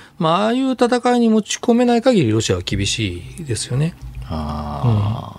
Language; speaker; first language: Japanese; native; Japanese